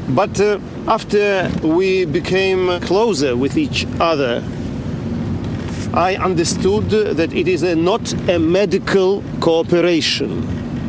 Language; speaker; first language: English; non-native, fluent; Ukrainian